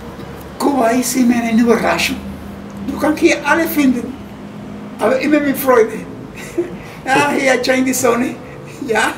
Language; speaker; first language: German; non-native, learner; Spanish